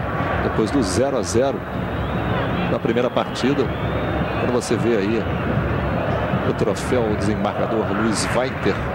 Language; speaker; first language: Portuguese; native; Portuguese